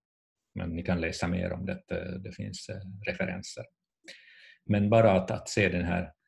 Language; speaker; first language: Swedish; non-native, fluent; Finnish